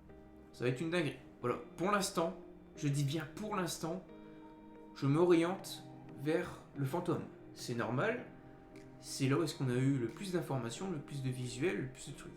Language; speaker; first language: French; native; French